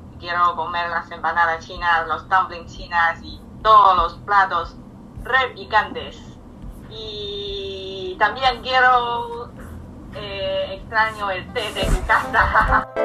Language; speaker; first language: Spanish; non-native, fluent; Chinese